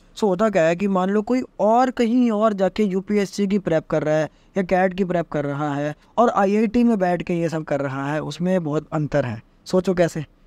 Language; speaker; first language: Hindi; native; Hindi